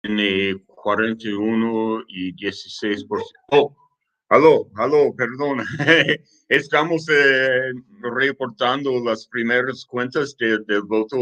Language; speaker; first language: Spanish; non-native, learner; English